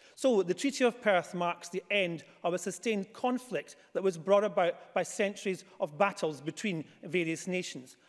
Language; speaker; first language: English; native; English